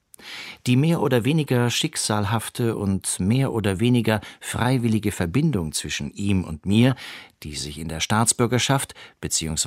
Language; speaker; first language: German; native; German